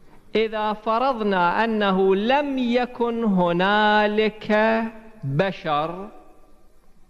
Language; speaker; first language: Arabic; native; Arabic